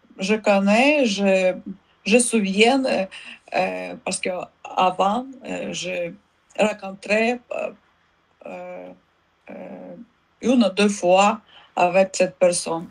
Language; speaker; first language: French; non-native, learner; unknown